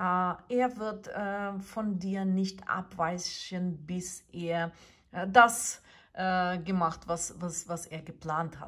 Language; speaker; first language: German; non-native, fluent; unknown